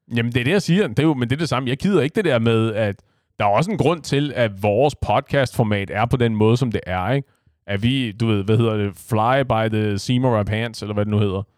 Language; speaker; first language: Danish; native; Danish